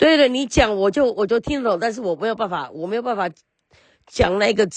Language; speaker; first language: Chinese; early bilingual, heritage; Chinese